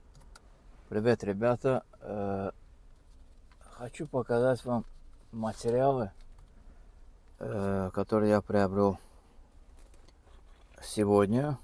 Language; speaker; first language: Russian; non-native, fluent; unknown